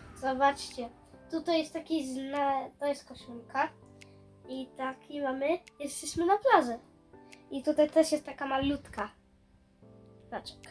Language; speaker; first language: Polish; early bilingual, heritage; Polish